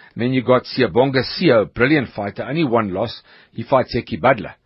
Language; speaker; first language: English; native; English